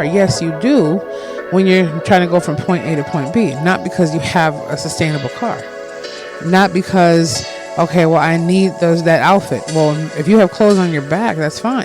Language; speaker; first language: English; native; English